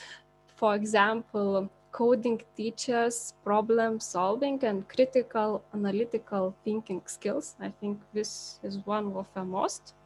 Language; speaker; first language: English; non-native, learner; Lithuanian